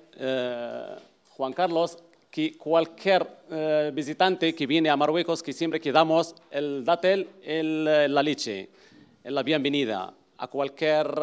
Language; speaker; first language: Spanish; non-native, learner; Arabic